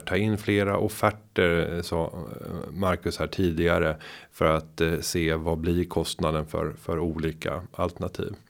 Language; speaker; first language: Swedish; native; Swedish